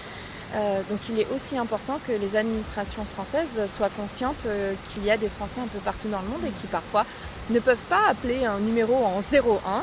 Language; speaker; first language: French; native; French